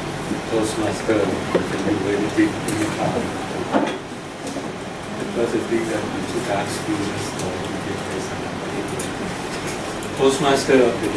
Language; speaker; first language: English; non-native, learner; Thai